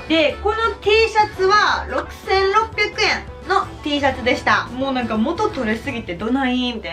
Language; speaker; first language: Japanese; native; Japanese